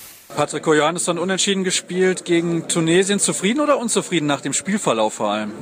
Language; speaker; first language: German; native; German